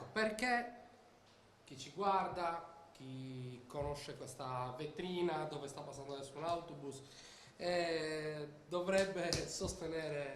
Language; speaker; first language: Italian; native; Italian